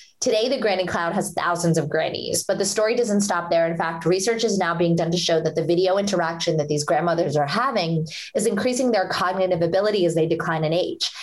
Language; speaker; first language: English; early bilingual, other home language; Hindi